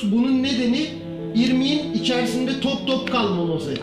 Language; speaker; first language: Turkish; native; Turkish